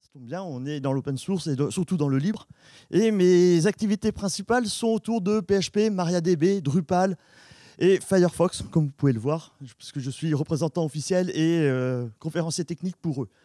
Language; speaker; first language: French; native; French